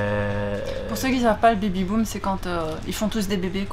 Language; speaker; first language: French; native; French